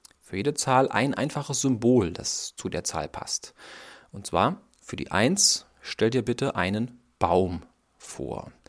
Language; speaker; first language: German; native; German